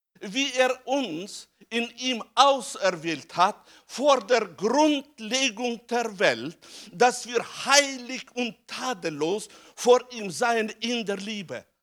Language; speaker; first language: German; non-native, fluent; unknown